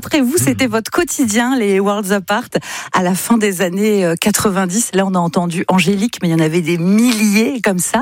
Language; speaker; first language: French; native; French